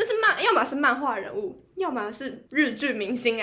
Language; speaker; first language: Chinese; native; Chinese